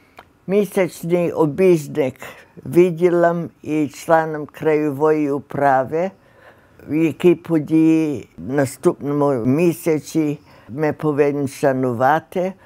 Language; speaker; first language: Ukrainian; early bilingual, heritage; Ukrainian